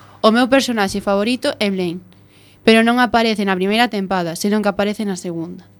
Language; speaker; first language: Galician; non-native, local second language; Spanish